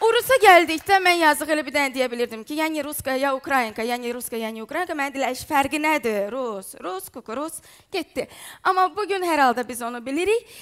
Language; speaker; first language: Azerbaijani; non-native, fluent; Ukrainian